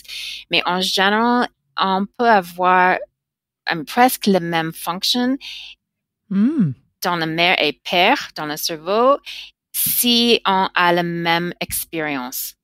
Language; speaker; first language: French; non-native, learner; English